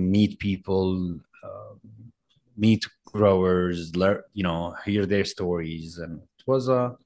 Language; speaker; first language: English; non-native, fluent; Arabic